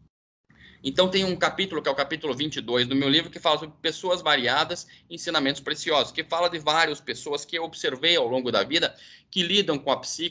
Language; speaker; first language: Portuguese; native; Portuguese